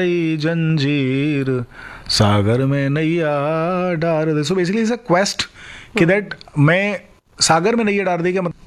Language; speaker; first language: Hindi; non-native, local second language; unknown